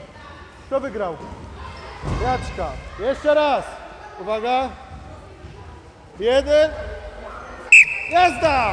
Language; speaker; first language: Polish; native; Polish